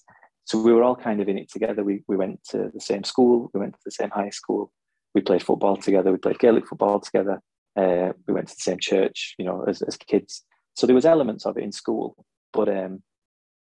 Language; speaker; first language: English; native; English